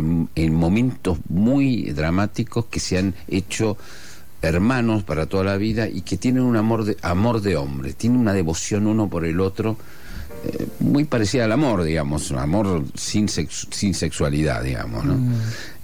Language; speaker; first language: Spanish; non-native, local second language; Asturian